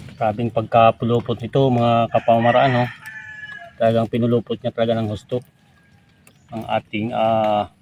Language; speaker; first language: Filipino; non-native, local second language; Bikol